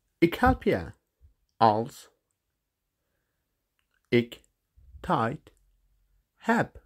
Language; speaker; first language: Dutch; non-native, learner; Turkish